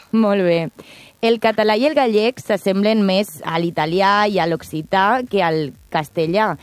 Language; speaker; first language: Catalan; native; Catalan